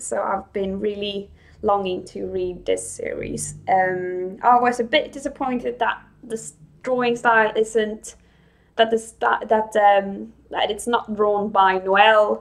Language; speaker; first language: English; non-native, fluent; Swedish